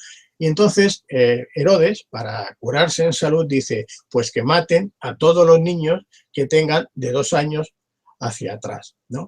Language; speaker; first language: Spanish; native; Spanish